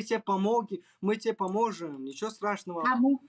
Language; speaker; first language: Russian; non-native, learner; Tajik